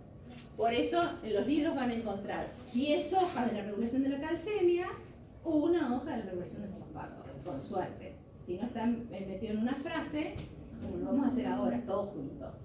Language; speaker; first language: Spanish; native; Spanish